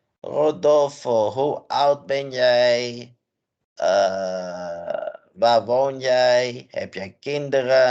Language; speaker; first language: Dutch; non-native, fluent; English